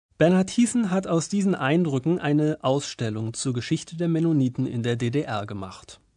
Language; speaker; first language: German; native; German